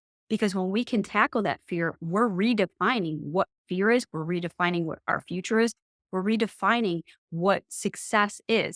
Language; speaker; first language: English; native; English